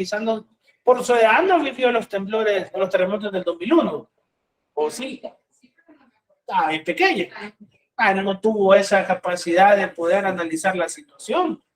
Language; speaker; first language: Spanish; native; Spanish